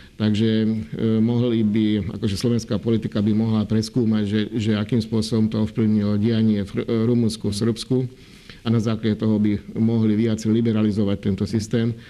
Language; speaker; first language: Slovak; non-native, local second language; Hungarian